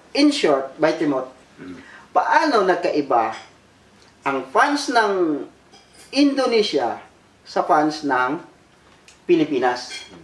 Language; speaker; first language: Filipino; native; Filipino